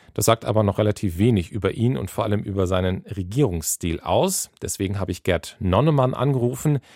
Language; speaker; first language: German; native; German